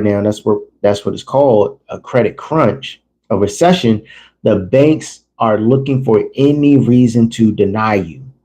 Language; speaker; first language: English; native; English